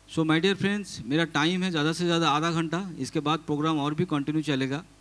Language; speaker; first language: Hindi; non-native, local second language; Bangla